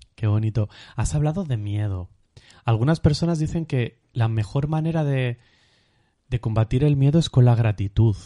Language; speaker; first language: Spanish; native; Spanish